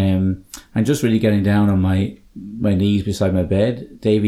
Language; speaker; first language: English; native; English